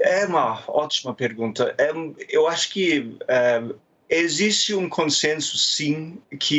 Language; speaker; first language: Portuguese; non-native, fluent; German